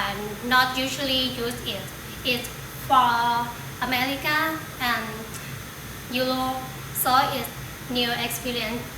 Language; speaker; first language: English; non-native, learner; Thai